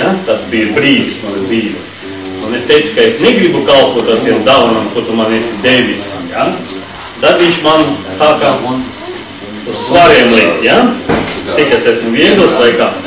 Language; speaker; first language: Latvian; non-native, local second language; Russian